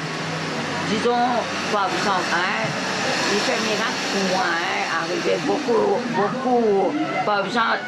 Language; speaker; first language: French; non-native, local second language; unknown